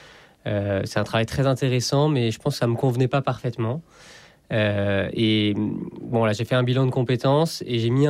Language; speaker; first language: French; native; French